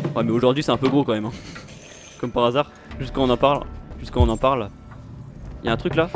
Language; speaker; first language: French; native; French